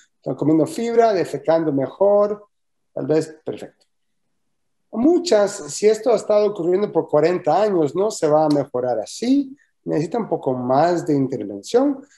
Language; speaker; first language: Spanish; early bilingual, heritage; Spanish